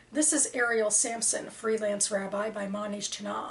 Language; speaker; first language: English; native; English